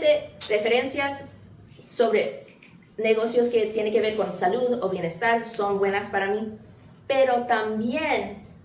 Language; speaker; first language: Spanish; early bilingual, heritage; English